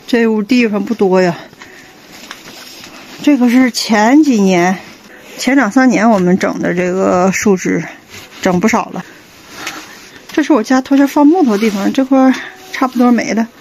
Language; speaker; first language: Chinese; native; Chinese